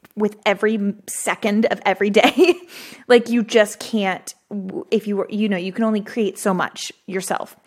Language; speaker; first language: English; native; English